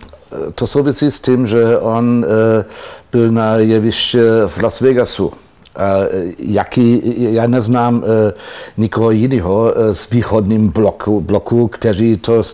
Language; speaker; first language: Czech; non-native, fluent; German